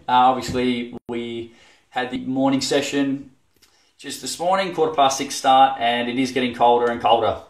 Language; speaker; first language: English; native; English